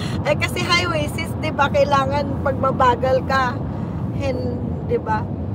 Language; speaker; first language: Filipino; non-native, local second language; Cebuano